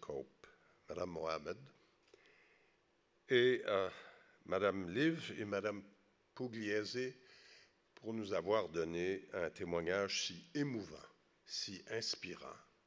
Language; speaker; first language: French; native; French